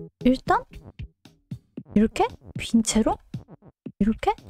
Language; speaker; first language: Korean; native; Korean